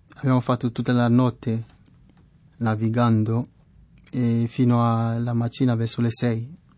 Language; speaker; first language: Italian; non-native, fluent; French